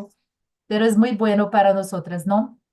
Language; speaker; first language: Spanish; non-native, learner; Portuguese